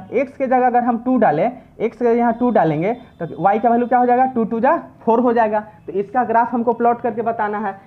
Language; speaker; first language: Hindi; native; Hindi